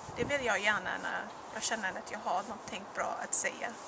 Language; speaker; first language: Swedish; non-native, learner; Arabic